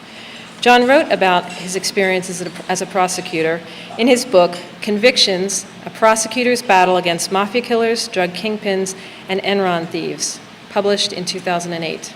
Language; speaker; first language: English; native; English